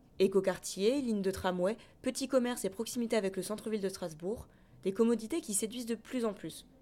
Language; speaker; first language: French; native; French